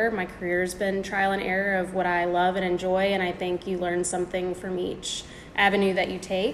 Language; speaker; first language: English; native; English